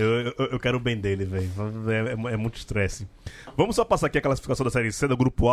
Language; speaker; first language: Portuguese; native; Portuguese